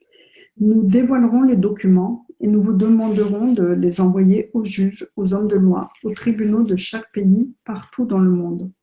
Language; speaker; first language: French; native; French